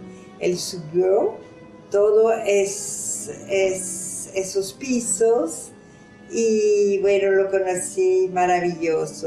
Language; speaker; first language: Spanish; non-native, fluent; French